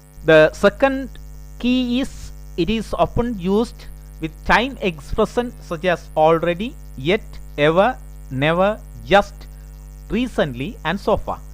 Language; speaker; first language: English; non-native, local second language; Tamil